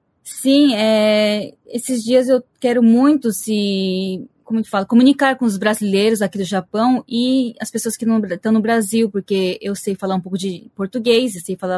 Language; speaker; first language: Portuguese; early bilingual, heritage; Portuguese